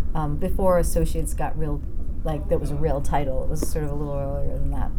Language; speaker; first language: English; native; English